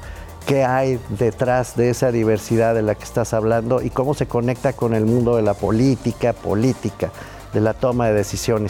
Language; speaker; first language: Spanish; native; Spanish